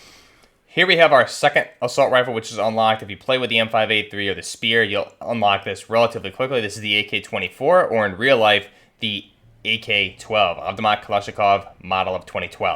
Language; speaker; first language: English; native; English